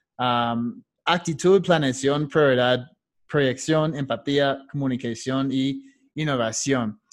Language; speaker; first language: Spanish; non-native, fluent; English